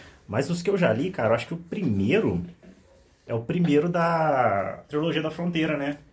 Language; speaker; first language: Portuguese; native; Portuguese